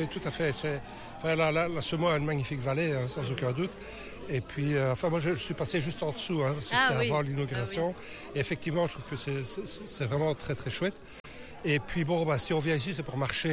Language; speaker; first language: French; native; French